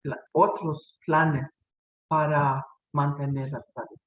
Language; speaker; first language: Spanish; non-native, fluent; English